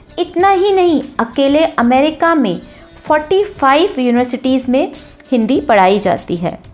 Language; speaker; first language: Hindi; native; Hindi